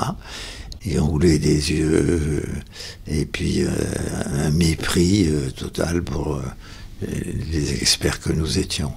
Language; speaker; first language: French; native; French